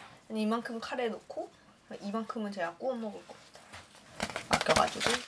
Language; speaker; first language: Korean; native; Korean